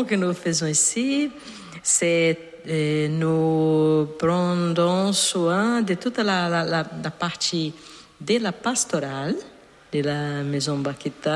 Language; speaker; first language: French; non-native, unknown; Portuguese